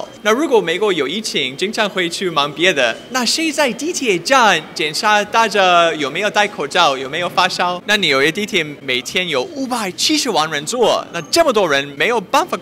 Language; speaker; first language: Chinese; non-native, fluent; English